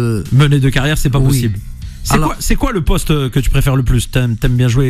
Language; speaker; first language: French; native; French